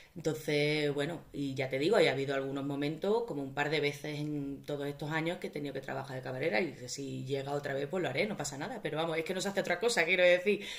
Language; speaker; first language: Spanish; native; Spanish